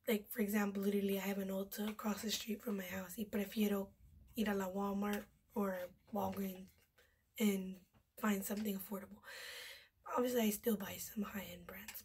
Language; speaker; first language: English; early bilingual, other home language; Spanish